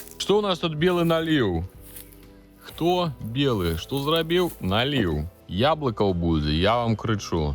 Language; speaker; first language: Belarusian; native; Belarusian